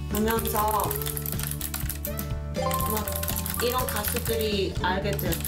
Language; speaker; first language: Korean; non-native, learner; Spanish